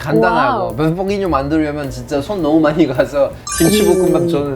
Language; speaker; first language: Korean; non-native, fluent; French